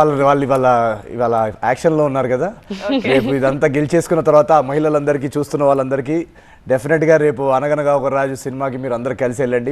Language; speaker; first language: Telugu; native; Telugu